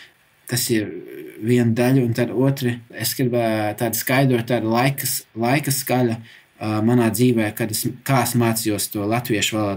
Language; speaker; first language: Latvian; early bilingual, heritage; English